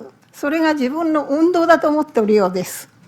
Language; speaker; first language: Japanese; native; Japanese